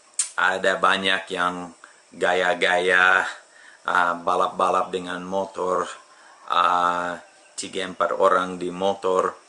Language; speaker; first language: Indonesian; non-native, fluent; English